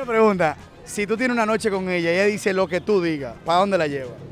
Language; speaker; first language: Spanish; native; Spanish